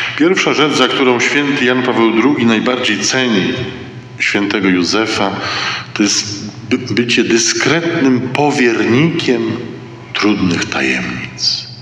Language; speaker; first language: Polish; native; Polish